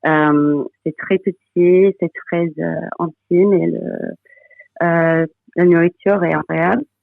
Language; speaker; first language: French; non-native, fluent; English